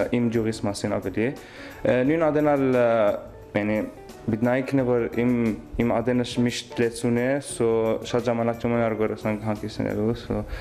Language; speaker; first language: Armenian; early bilingual, heritage; Armenian